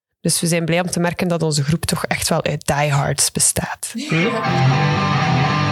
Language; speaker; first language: Dutch; native; Dutch